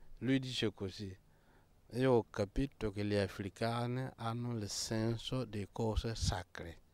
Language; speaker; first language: Italian; non-native, fluent; Mossi